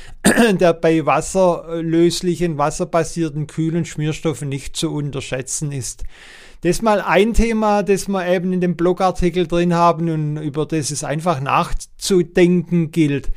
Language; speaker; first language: German; native; German